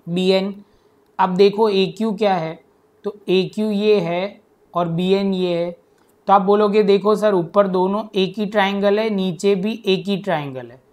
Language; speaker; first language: Hindi; non-native, local second language; Gujarati